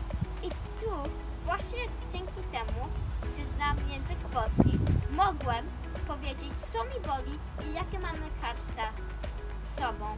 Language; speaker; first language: Polish; early bilingual, heritage; Polish